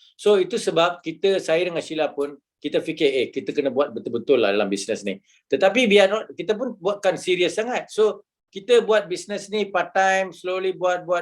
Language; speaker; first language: Malay; non-native, local second language; Tamil